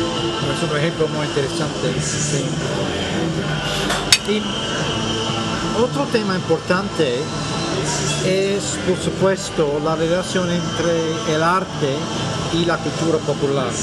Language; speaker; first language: Spanish; non-native, fluent; English